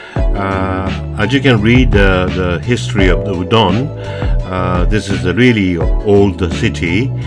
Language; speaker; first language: English; non-native, fluent; Japanese